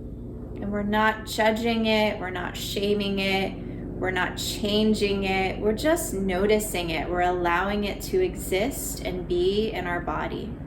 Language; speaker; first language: English; native; English